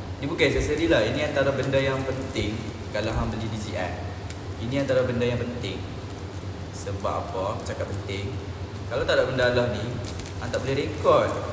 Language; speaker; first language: Malay; native; Malay